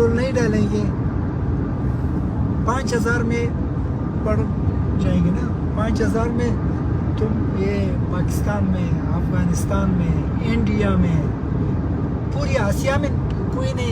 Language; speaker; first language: Hindi; non-native, learner; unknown